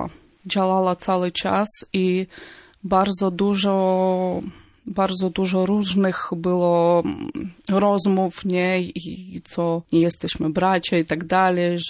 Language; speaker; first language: Polish; non-native, fluent; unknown